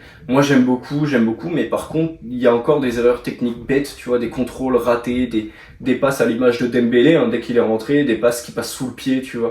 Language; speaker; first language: French; native; French